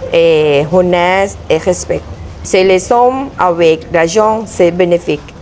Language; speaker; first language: French; non-native, learner; Thai